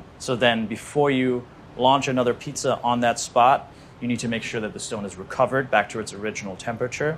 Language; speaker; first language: English; native; English